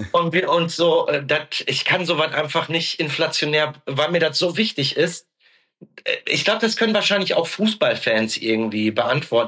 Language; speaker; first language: German; native; German